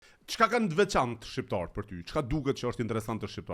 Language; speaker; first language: Albanian; native; Albanian